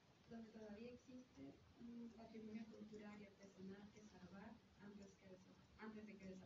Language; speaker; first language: Spanish; non-native, learner; French